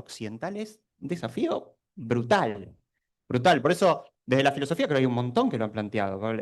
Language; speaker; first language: Spanish; native; Spanish